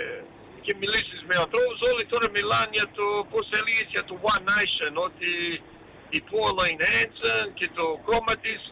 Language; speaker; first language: Greek; early bilingual, heritage; Greek